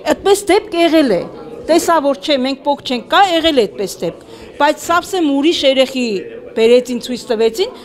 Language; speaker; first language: Armenian; native; Armenian